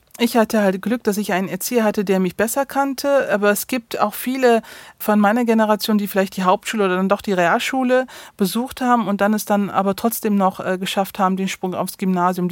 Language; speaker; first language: German; early bilingual, other home language; Turkish